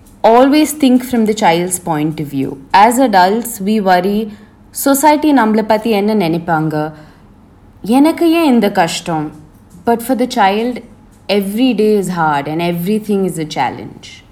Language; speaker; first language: English; non-native, local second language; Hindi